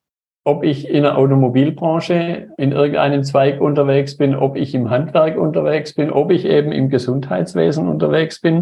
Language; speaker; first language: German; native; German